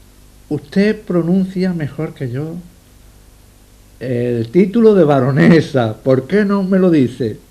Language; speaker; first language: Spanish; native; Spanish